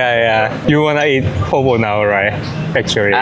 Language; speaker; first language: English; non-native, learner; Korean